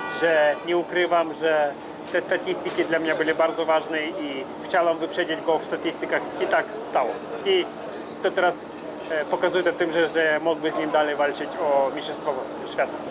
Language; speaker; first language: Polish; non-native, fluent; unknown